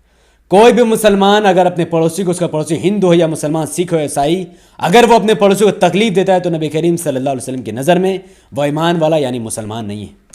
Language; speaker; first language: Hindi; native; Hindi